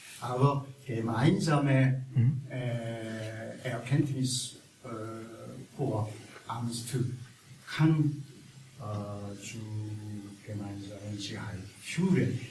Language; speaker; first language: German; non-native, learner; Korean